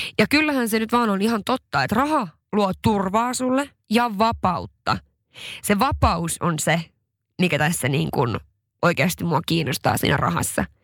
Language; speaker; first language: Finnish; non-native, local second language; Swedish